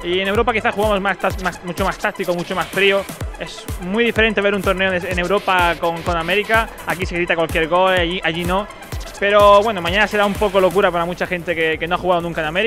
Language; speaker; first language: Spanish; native; Spanish